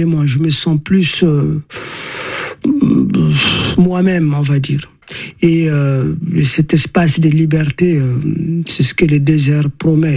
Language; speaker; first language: French; non-native, local second language; Tamasheq